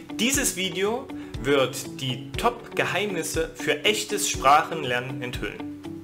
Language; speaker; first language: German; native; German